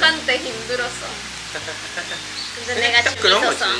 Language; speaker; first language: Korean; non-native, learner; Spanish